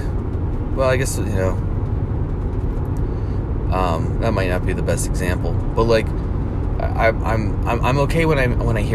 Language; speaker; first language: English; native; English